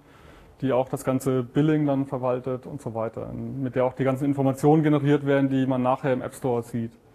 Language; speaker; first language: German; native; German